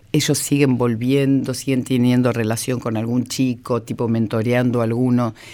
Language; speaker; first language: Spanish; native; Spanish